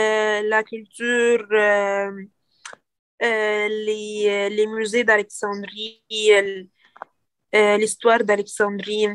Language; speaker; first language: French; non-native, learner; Arabic